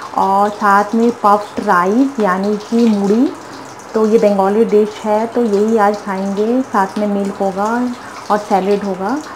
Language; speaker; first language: Hindi; non-native, local second language; Bangla